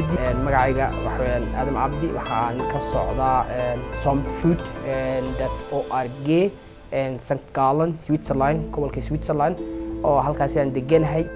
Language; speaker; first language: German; non-native, fluent; Somali